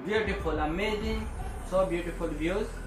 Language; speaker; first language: English; non-native, learner; Urdu